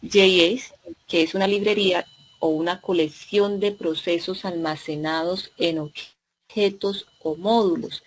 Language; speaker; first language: Spanish; native; Spanish